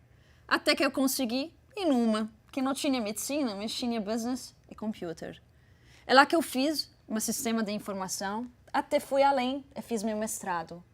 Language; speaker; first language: Portuguese; non-native, fluent; Arabic